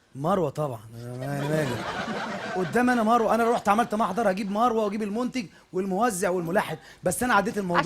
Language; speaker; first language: Egyptian Arabic; native; Egyptian Arabic